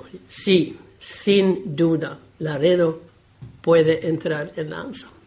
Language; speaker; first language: Spanish; non-native, fluent; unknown